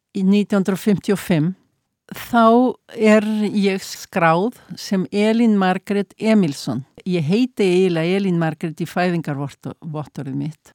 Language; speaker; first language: Icelandic; early bilingual, heritage; Icelandic